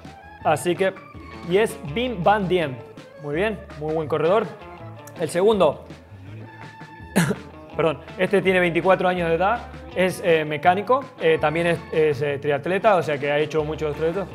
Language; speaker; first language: Spanish; native; Spanish